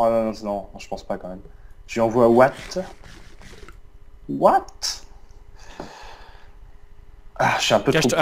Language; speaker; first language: French; native; French